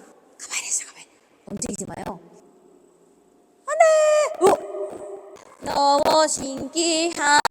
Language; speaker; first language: Korean; non-native, learner; Filipino